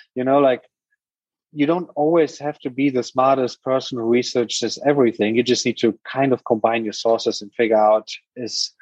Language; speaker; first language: English; non-native, fluent; German